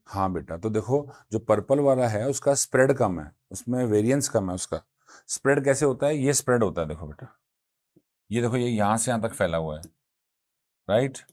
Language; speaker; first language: Hindi; native; Hindi